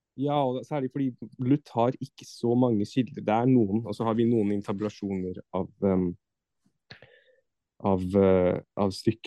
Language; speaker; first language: Norwegian; non-native, fluent; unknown